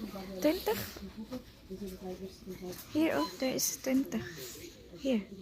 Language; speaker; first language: Dutch; non-native, learner; Filipino